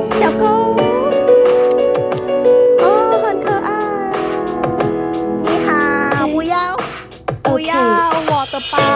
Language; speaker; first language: Chinese; non-native, learner; Thai